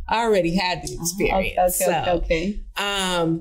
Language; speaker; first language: English; native; English